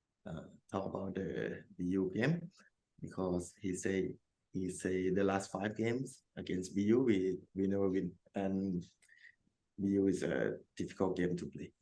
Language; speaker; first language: English; non-native, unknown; Thai